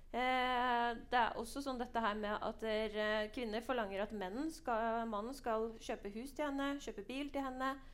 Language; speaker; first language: Norwegian; early bilingual, other home language; Persian